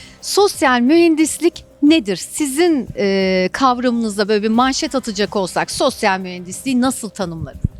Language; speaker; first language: Turkish; native; Turkish